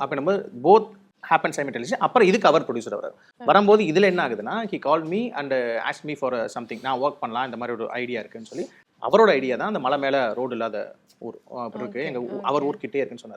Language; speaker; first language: Tamil; native; Tamil